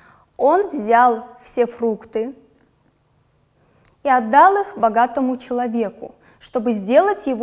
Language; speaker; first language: Russian; non-native, local second language; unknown